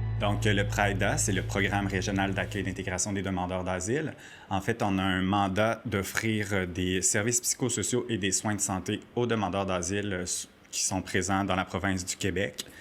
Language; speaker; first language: French; native; French